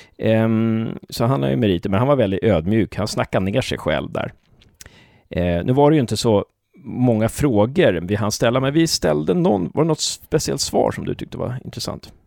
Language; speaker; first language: Swedish; native; Swedish